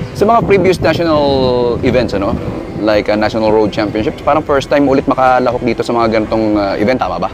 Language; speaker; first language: Filipino; native; Filipino